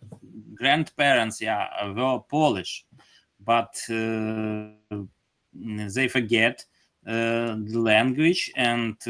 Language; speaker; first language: English; non-native, learner; Ukrainian